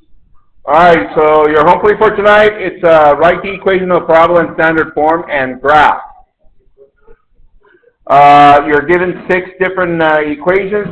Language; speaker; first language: English; native; English